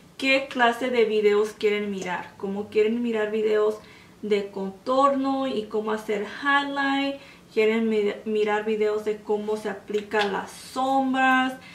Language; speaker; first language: Spanish; early bilingual, heritage; Spanish